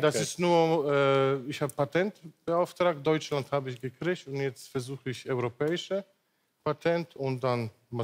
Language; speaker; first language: German; non-native, local second language; Polish